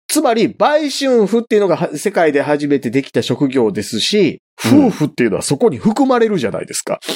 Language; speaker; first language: Japanese; native; Japanese